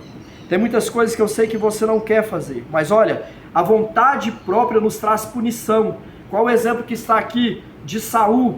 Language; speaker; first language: Portuguese; native; Portuguese